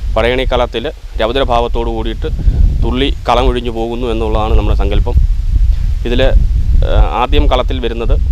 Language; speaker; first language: Malayalam; native; Malayalam